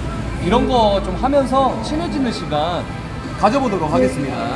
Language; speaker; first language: Korean; native; Korean